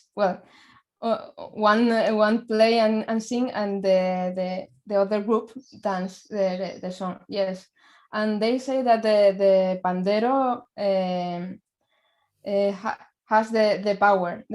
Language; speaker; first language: English; non-native, learner; Spanish